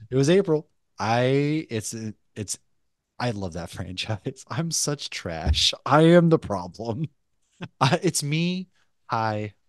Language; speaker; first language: English; native; English